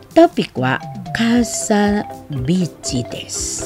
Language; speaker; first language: Japanese; non-native, fluent; Indonesian